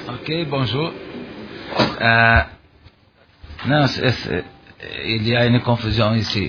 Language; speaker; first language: French; non-native, learner; Portuguese